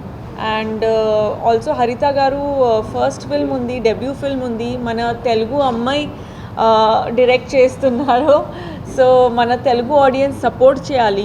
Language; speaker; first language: Telugu; non-native, fluent; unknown